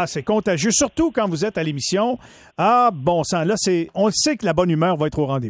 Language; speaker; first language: French; native; French